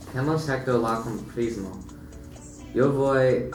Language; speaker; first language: Spanish; non-native, learner; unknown